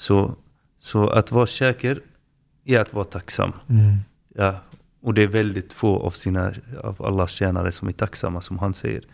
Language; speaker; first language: Swedish; non-native, fluent; Arabic